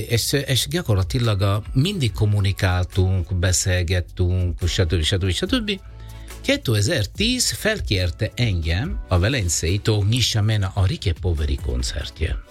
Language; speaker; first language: Hungarian; non-native, learner; Italian